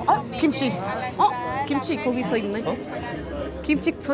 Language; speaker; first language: Korean; non-native, learner; Spanish